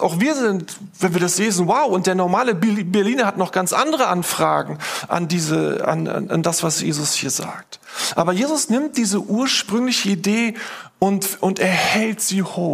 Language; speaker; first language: German; native; German